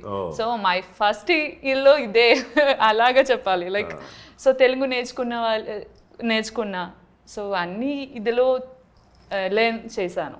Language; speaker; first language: Telugu; non-native, learner; Malayalam